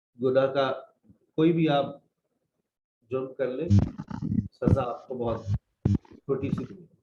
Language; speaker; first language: Urdu; native; Urdu